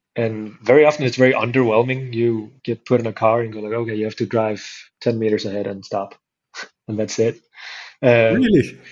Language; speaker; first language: English; non-native, fluent; Icelandic